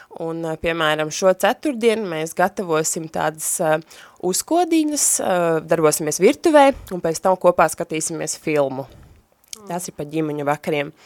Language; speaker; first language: Latvian; native; Latvian